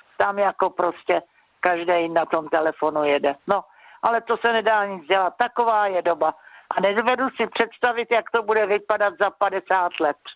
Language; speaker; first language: Czech; native; Czech